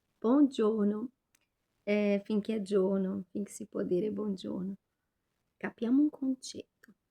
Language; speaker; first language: Italian; non-native, fluent; Portuguese